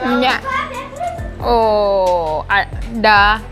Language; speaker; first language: Dutch; non-native, learner; Thai